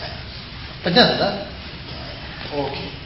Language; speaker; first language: Russian; non-native, learner; Tibetan